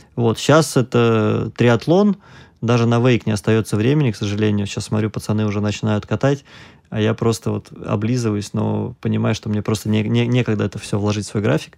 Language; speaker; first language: Russian; native; Russian